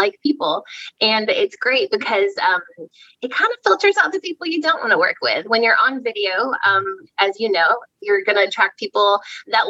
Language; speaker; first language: English; native; English